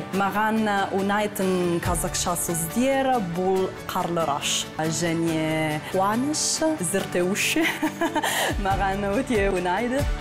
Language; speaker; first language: Kazakh; non-native, learner; Italian